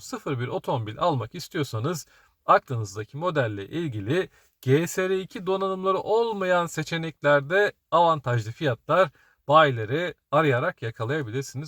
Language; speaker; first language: Turkish; native; Turkish